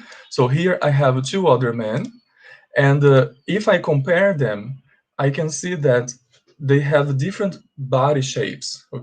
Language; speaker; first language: English; non-native, fluent; Portuguese